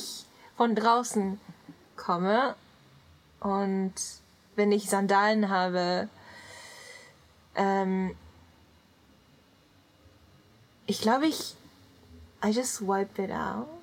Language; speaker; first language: German; non-native, learner; Japanese